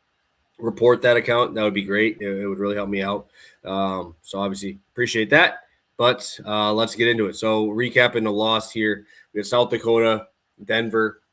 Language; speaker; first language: English; native; English